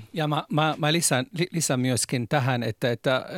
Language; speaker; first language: Finnish; non-native, learner; Arabic